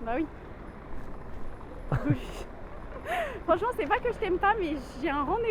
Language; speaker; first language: French; native; French